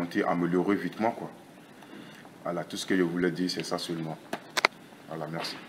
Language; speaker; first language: French; non-native, local second language; Bambara